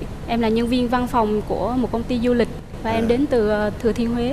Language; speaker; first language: Vietnamese; native; Vietnamese